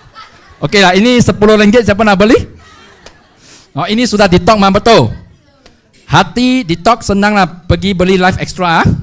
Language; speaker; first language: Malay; non-native, local second language; Chinese